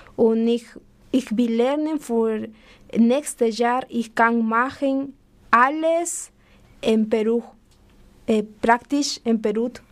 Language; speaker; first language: German; non-native, learner; Spanish